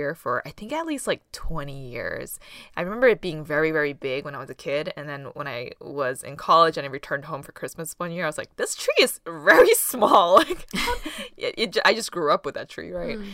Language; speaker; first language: English; early bilingual, other home language; Cantonese